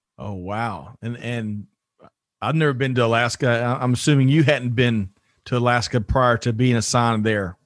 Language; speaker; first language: English; native; English